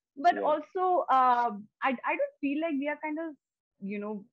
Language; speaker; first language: English; non-native, local second language; Bangla